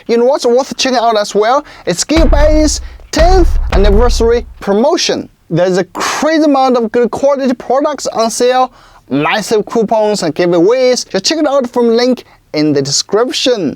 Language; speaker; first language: English; non-native, local second language; Chinese